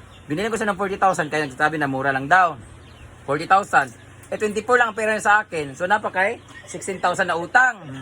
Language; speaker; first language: Filipino; non-native, local second language; Cebuano